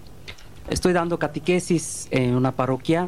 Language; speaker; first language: Spanish; non-native, learner; Bangla